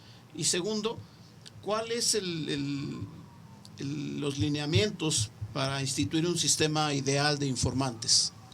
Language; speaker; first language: Spanish; native; Spanish